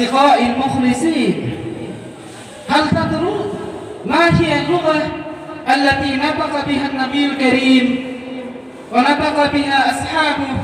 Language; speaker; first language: Arabic; non-native, learner; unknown